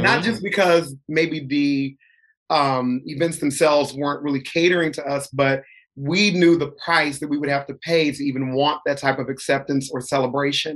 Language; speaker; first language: English; native; English